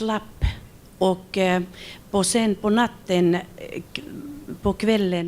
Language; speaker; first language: Swedish; non-native, local second language; Finnish